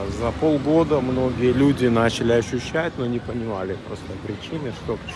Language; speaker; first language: Russian; native; Russian